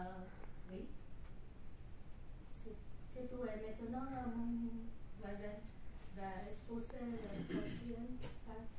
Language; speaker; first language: French; non-native, learner; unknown